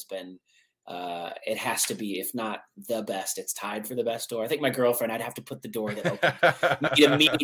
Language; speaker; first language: English; native; English